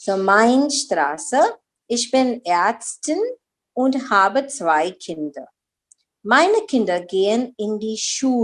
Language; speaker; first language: German; non-native, learner; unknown